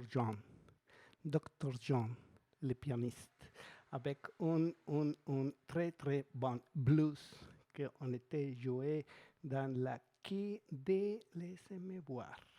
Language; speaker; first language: French; non-native, fluent; Spanish